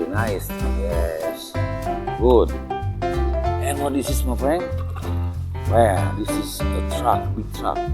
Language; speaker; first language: English; non-native, learner; Indonesian